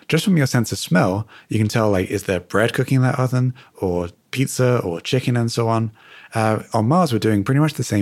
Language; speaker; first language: English; native; English